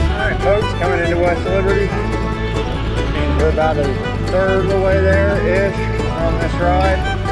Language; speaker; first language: English; native; English